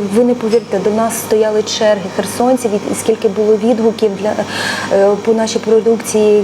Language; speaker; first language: Ukrainian; native; Ukrainian